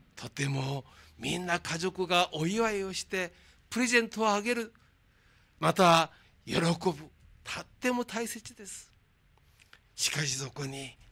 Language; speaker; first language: Japanese; non-native, fluent; Korean